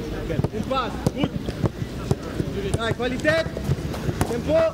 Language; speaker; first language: German; non-native, learner; Italian